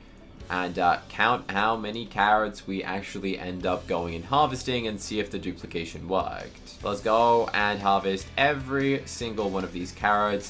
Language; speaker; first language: English; native; English